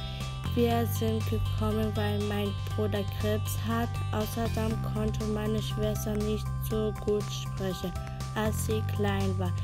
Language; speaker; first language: German; early bilingual, other home language; Arabic